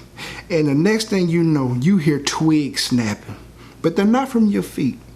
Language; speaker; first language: English; native; English